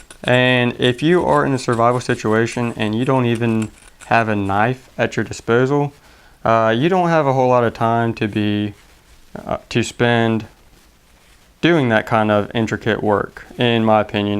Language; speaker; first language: English; native; English